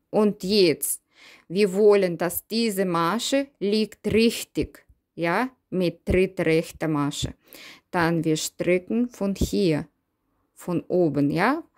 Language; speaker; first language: German; non-native, learner; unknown